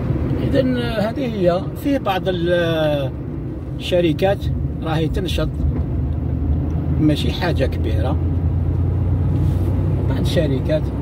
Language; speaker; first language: Arabic; native; Arabic